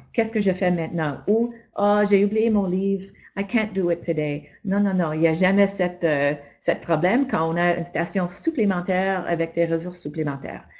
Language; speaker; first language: French; non-native, fluent; English